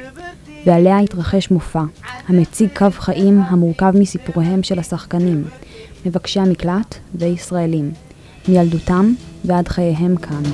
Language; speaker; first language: Hebrew; native; Hebrew